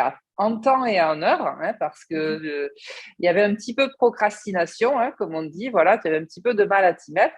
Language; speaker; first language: French; native; French